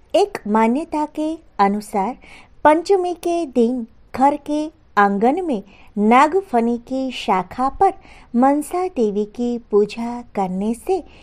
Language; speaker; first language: Hindi; non-native, local second language; Gujarati